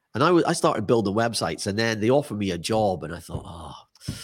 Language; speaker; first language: English; native; English